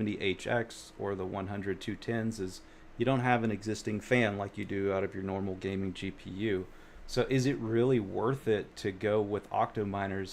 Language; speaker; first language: English; native; English